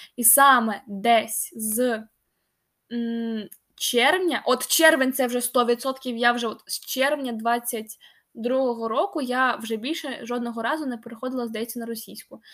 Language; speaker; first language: Ukrainian; non-native, local second language; Russian